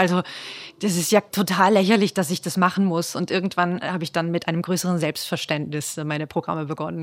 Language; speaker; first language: German; native; German